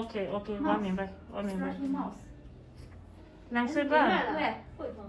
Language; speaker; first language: Chinese; non-native, learner; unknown